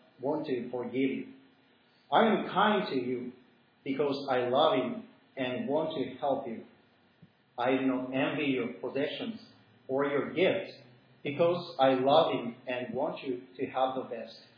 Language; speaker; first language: English; early bilingual, other home language; Japanese